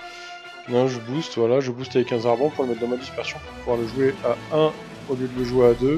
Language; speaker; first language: French; native; French